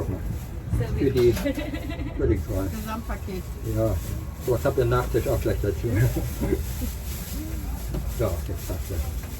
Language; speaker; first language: German; native; German